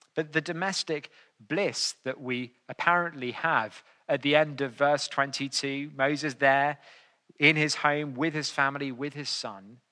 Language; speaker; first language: English; native; English